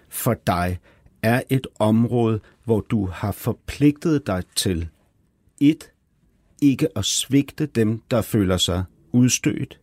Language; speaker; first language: Danish; native; Danish